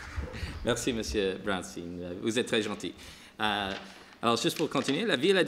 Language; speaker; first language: French; non-native, local second language; English